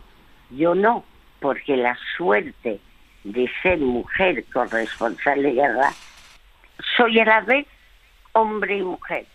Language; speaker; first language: Spanish; early bilingual, other home language; French